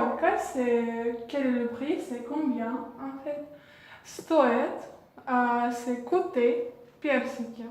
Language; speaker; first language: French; non-native, fluent; Russian